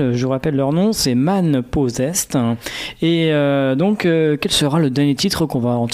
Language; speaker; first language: French; native; French